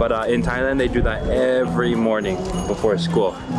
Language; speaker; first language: English; native; English